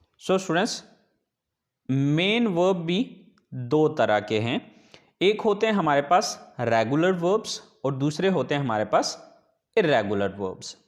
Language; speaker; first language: Urdu; native; Urdu